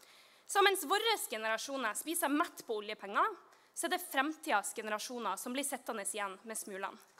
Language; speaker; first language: Norwegian; native; Norwegian